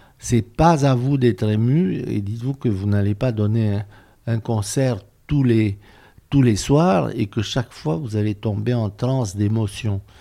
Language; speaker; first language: French; non-native, fluent; Romanian